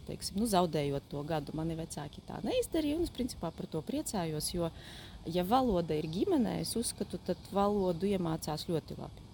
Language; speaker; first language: Latvian; non-native, local second language; Polish